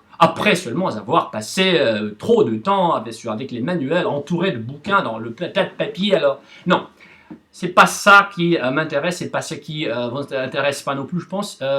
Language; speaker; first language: French; non-native, fluent; Russian